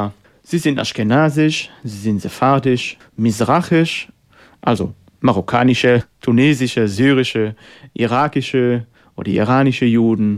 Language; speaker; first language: German; non-native, fluent; Hebrew